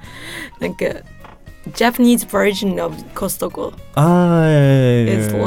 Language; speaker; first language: English; non-native, fluent; Japanese